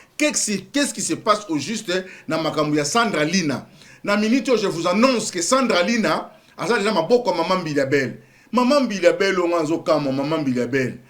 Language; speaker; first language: Lingala; native; Lingala